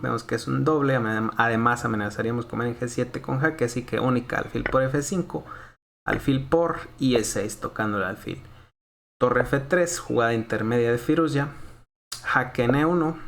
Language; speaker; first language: Spanish; native; Spanish